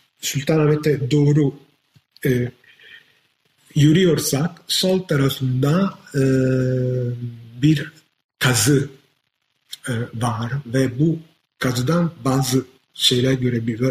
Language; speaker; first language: Turkish; non-native, fluent; Italian